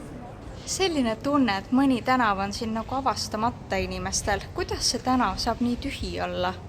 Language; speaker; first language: Estonian; native; Estonian